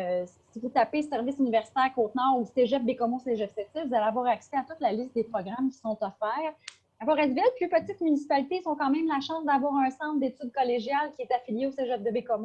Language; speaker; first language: French; native; French